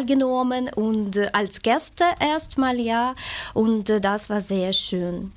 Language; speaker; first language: German; non-native, fluent; Ukrainian